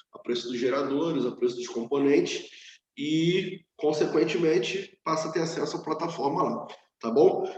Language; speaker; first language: Portuguese; native; Portuguese